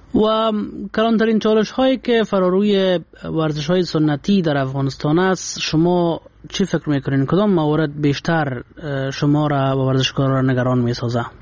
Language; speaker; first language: Persian; native; Persian